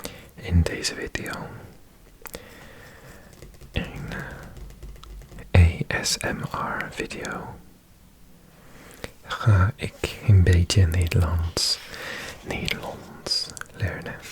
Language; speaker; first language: Dutch; non-native, learner; English